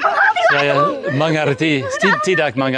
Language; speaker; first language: Indonesian; non-native, learner; English